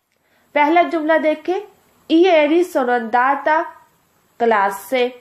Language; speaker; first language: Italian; non-native, fluent; Urdu